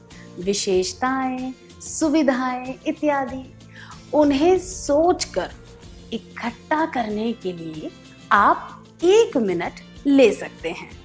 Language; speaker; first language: Hindi; native; Hindi